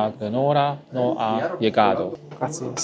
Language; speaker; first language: Spanish; non-native, learner; Chinese